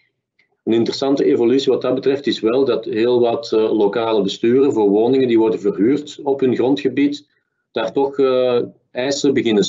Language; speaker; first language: Dutch; native; Dutch